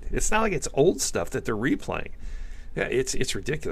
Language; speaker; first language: English; native; English